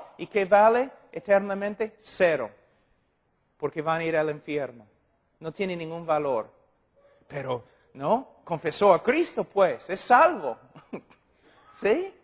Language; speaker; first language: Spanish; non-native, fluent; English